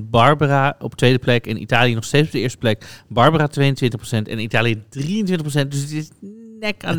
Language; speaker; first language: Dutch; native; Dutch